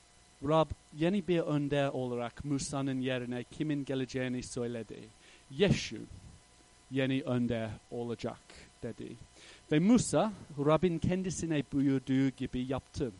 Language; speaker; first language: Turkish; non-native, fluent; English